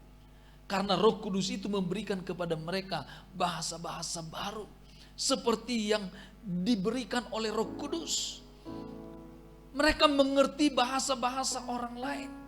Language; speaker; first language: Indonesian; native; Indonesian